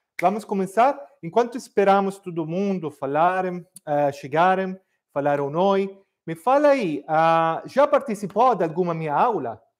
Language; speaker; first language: Portuguese; non-native, fluent; Italian